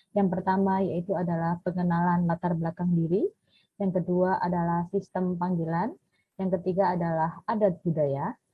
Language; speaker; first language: Indonesian; native; Indonesian